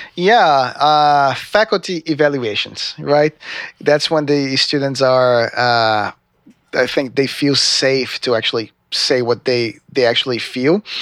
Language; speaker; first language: English; non-native, fluent; Portuguese